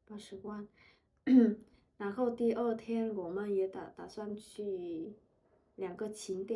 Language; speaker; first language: Chinese; non-native, learner; Vietnamese